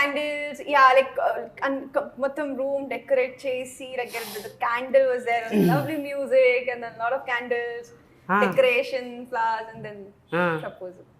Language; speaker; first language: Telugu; non-native, fluent; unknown